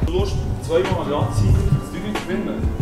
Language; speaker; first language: German; native; German